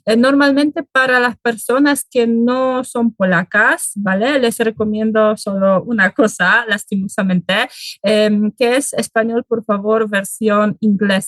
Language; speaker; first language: Spanish; non-native, fluent; Polish